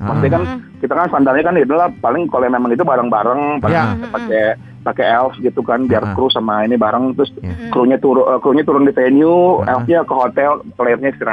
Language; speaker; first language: Indonesian; native; Indonesian